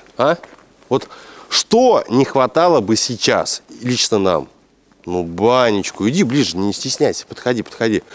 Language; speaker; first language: Russian; native; Russian